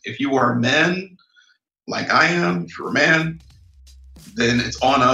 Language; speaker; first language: English; native; English